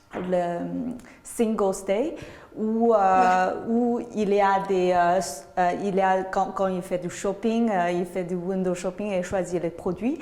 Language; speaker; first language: French; non-native, fluent; Chinese